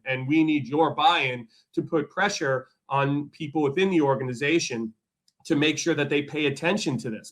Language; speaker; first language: English; native; English